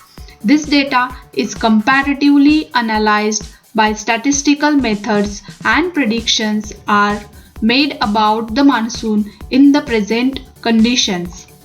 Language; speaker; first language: English; non-native, local second language; Marathi